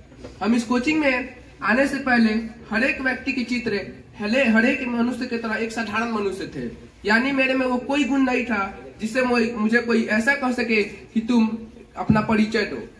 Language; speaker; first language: Hindi; native; Hindi